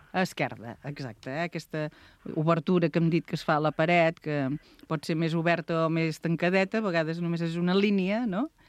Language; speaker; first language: Catalan; native; Catalan